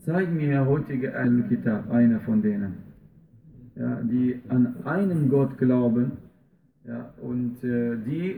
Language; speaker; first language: German; non-native, fluent; Arabic